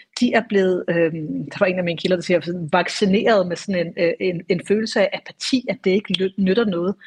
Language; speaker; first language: Danish; native; Danish